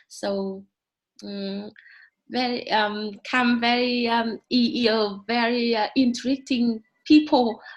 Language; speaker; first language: English; non-native, learner; Vietnamese